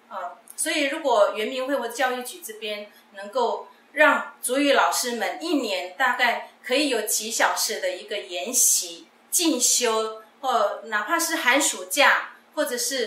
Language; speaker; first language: Chinese; non-native, local second language; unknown